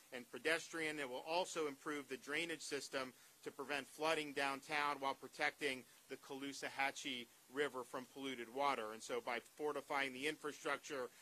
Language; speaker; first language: English; native; English